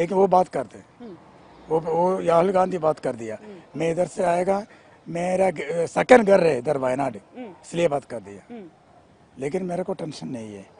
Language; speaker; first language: Hindi; non-native, local second language; Malayalam